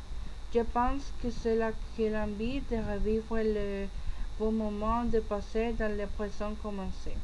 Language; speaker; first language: French; non-native, learner; Spanish